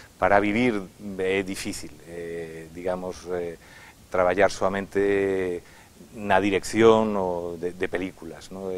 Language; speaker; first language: Galician; non-native, local second language; Spanish